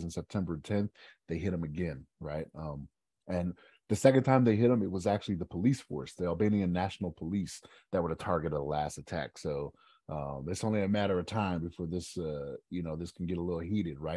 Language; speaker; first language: English; native; English